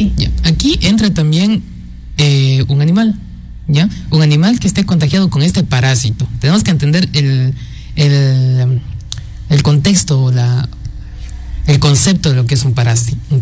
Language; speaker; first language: Spanish; native; Spanish